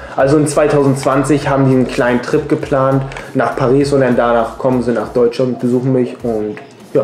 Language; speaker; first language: German; native; German